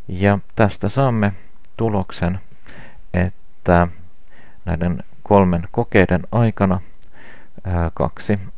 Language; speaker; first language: Finnish; non-native, local second language; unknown